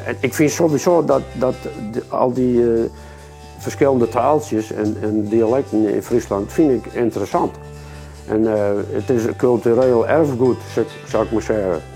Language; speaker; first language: Dutch; native; Dutch